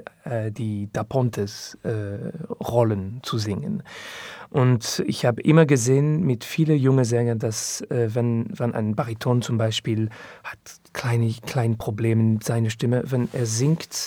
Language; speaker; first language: German; non-native, learner; French